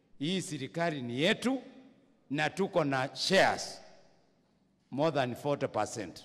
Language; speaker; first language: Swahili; non-native, local second language; Meru